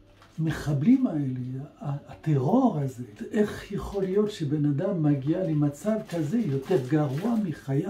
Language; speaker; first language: Hebrew; non-native, fluent; French